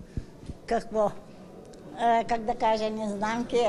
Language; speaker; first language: Bulgarian; non-native, local second language; Turkish